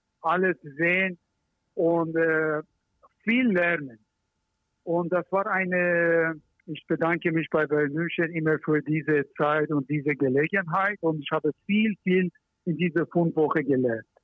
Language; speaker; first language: German; non-native, learner; Persian